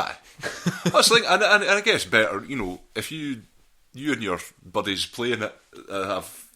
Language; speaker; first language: English; native; English